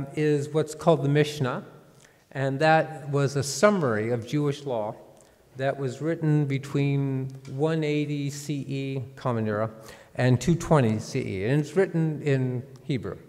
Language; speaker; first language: English; native; English